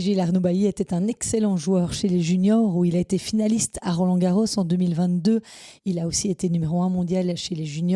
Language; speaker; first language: French; native; French